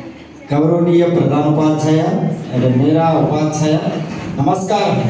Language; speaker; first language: Hindi; non-native, local second language; Telugu